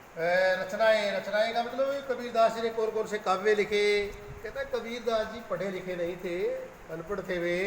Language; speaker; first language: Hindi; native; Hindi